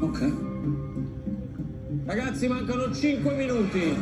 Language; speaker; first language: Italian; native; Italian